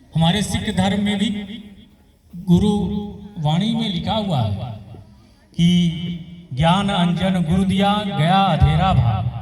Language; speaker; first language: Hindi; native; Hindi